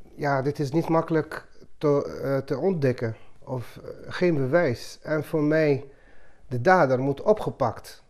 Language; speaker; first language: Dutch; non-native, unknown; Arabic